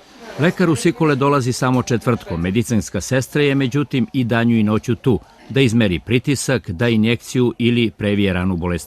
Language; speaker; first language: Serbian; native; Serbian